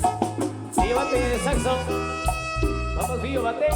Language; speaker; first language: Spanish; native; Spanish